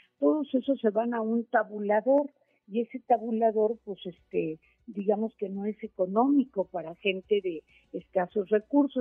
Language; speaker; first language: Spanish; native; Spanish